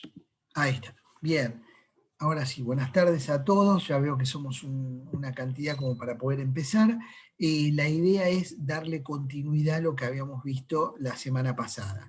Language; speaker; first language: Spanish; native; Spanish